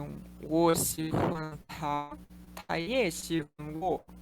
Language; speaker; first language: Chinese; non-native, learner; Portuguese